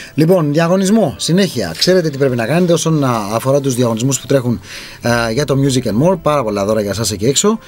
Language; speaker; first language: Greek; native; Greek